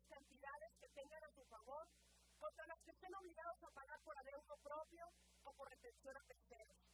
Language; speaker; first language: Spanish; native; Spanish